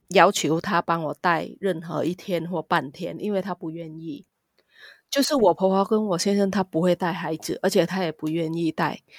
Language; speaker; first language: Chinese; non-native, fluent; Vietnamese